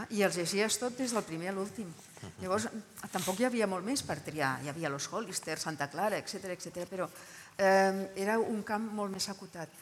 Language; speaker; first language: Catalan; non-native, local second language; Spanish